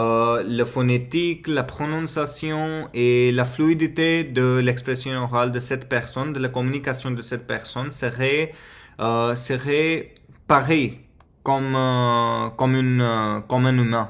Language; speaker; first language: French; non-native, fluent; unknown